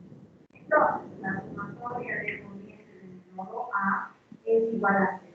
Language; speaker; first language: Spanish; native; Spanish